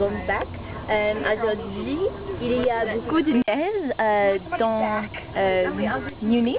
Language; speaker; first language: French; non-native, learner; English